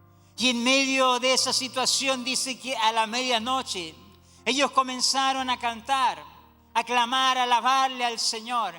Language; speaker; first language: Spanish; native; Spanish